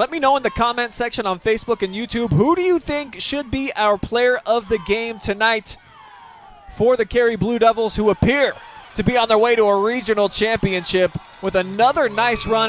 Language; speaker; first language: English; native; English